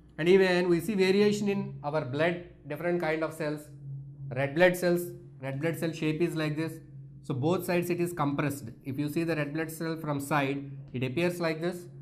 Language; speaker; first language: English; non-native, local second language; Telugu